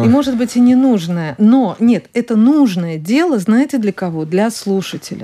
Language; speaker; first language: Russian; native; Russian